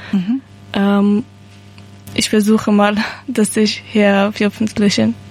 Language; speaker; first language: German; non-native, learner; Persian